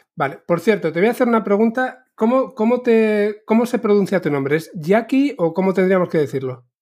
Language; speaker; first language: Spanish; native; Spanish